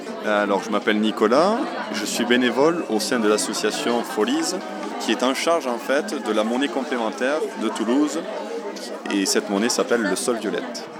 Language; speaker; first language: French; native; French